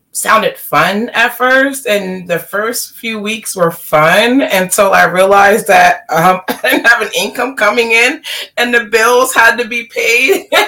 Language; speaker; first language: English; native; English